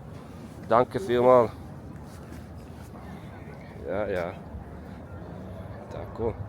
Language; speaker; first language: German; non-native, learner; Bosnian